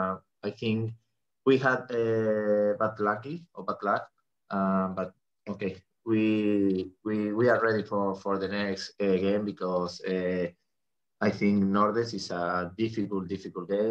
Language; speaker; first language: English; non-native, fluent; Spanish